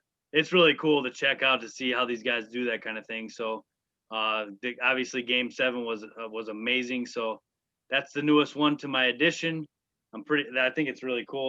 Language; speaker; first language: English; native; English